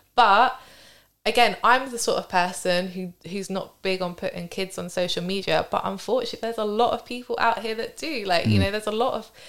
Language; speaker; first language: English; native; English